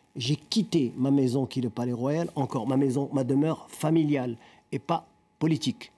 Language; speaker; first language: French; non-native, local second language; Arabic